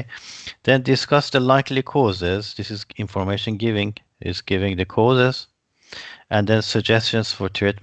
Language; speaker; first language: English; non-native, fluent; Persian